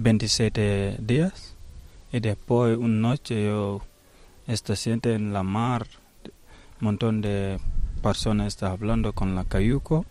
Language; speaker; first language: Spanish; non-native, learner; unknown